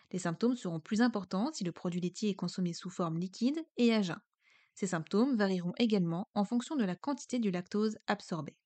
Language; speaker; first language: French; native; French